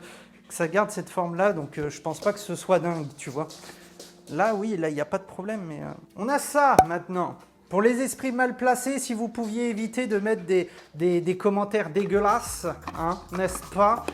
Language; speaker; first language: French; native; French